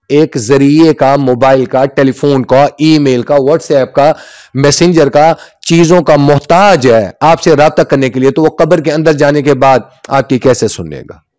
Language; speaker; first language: Urdu; non-native, local second language; Punjabi